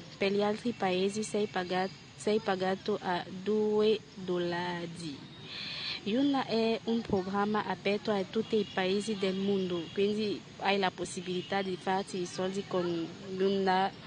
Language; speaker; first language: Italian; non-native, learner; French